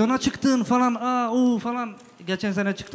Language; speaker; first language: Turkish; native; Turkish